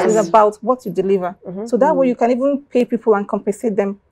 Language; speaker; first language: English; non-native, local second language; Igbo